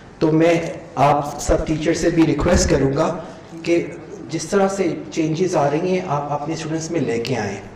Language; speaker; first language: Urdu; non-native, local second language; Punjabi